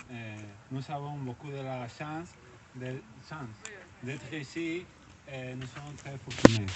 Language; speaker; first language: French; non-native, learner; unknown